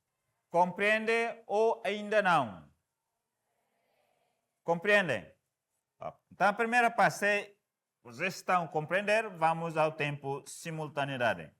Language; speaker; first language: Portuguese; non-native, fluent; Tetum